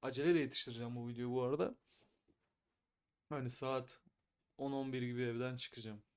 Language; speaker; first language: Turkish; native; Turkish